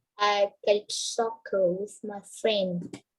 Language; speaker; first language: English; non-native, learner; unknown